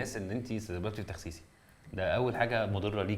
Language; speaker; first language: Arabic; native; Arabic